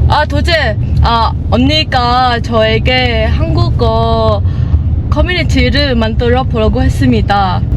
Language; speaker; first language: Korean; non-native, learner; Vietnamese